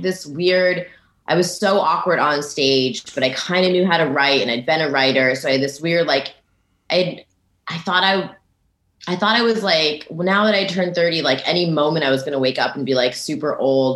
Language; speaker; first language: English; native; English